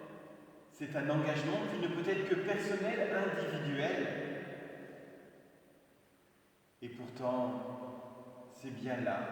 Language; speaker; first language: French; native; French